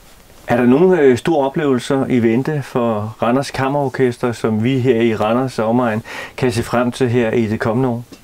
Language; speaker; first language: Danish; native; Danish